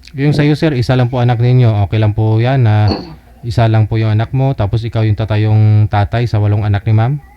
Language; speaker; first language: Filipino; native; Filipino